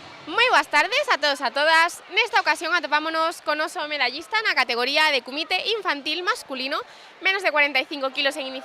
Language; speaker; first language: Galician; native; Galician